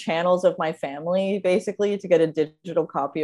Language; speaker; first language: English; native; English